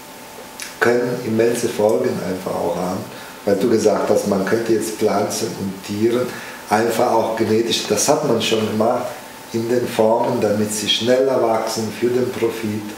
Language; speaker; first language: German; non-native, fluent; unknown